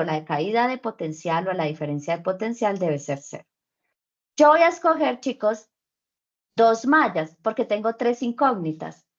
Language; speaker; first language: Spanish; native; Spanish